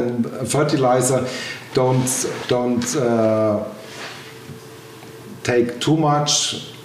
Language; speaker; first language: English; non-native, learner; German